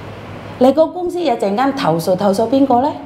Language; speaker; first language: Cantonese; non-native, fluent; Indonesian